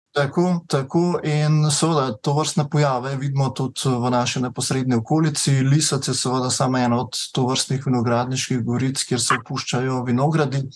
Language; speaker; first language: Slovenian; native; Slovenian